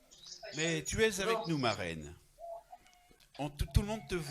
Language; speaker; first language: French; native; French